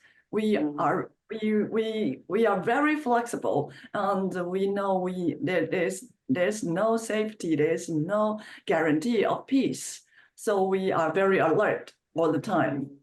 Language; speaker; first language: English; non-native, fluent; Chinese